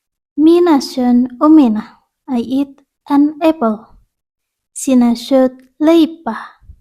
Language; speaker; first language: Finnish; non-native, learner; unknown